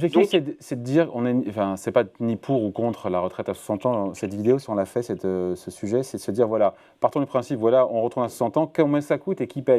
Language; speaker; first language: French; native; French